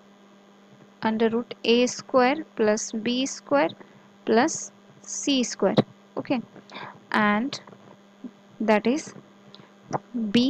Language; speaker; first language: English; non-native, local second language; Hindi